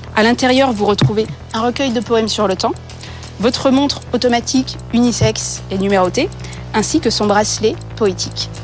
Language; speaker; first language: French; native; French